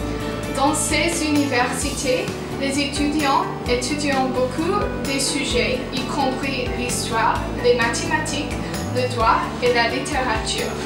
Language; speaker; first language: French; non-native, learner; English